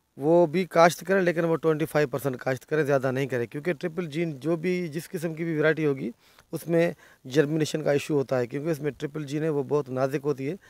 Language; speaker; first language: Urdu; non-native, local second language; Sindhi